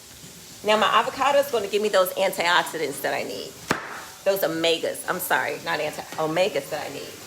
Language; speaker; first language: English; native; English